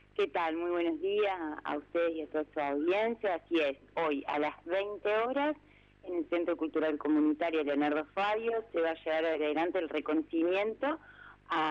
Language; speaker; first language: Spanish; native; Spanish